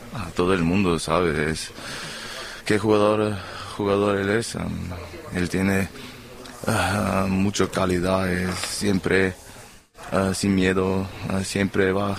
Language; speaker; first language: Spanish; non-native, fluent; German